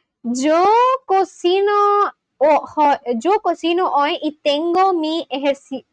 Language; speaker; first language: Spanish; non-native, learner; English